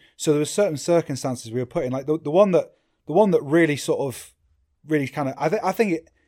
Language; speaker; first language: English; native; English